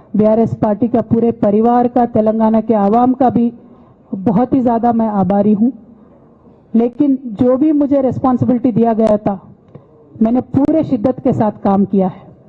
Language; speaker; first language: Hindi; non-native, local second language; Telugu